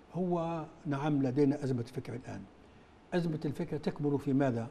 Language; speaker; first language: Arabic; native; Arabic